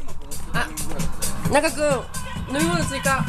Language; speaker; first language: Japanese; native; Japanese